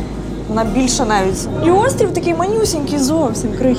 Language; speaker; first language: Ukrainian; native; Ukrainian